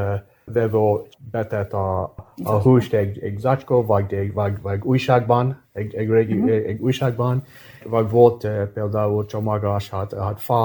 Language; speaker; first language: Hungarian; early bilingual, heritage; English